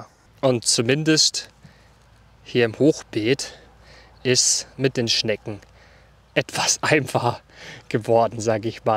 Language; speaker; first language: German; native; German